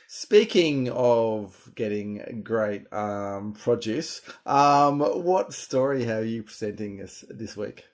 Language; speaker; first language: English; native; English